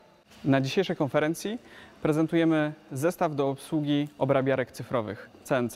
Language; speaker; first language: Polish; native; Polish